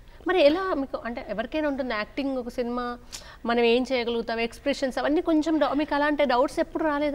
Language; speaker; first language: Telugu; native; Telugu